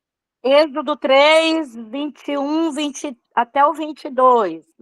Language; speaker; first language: Portuguese; native; Portuguese